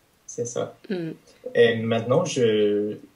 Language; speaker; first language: French; non-native, fluent; English